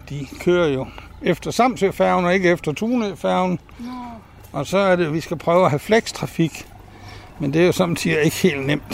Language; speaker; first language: Danish; native; Danish